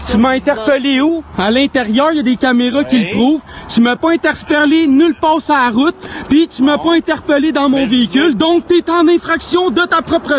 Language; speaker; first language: French; native; French